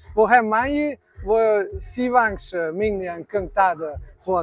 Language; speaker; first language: Chinese; non-native, learner; Hungarian